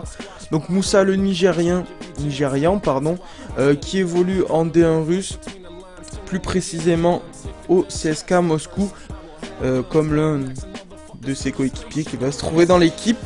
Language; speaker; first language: French; native; French